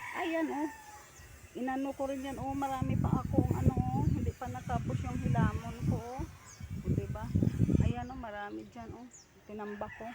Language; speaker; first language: Filipino; non-native, local second language; Hiligaynon